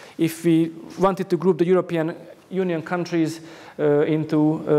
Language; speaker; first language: English; non-native, fluent; Hungarian